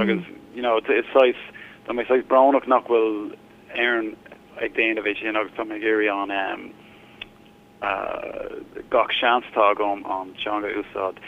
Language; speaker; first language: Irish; non-native, learner; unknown